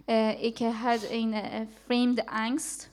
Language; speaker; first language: Dutch; non-native, fluent; Persian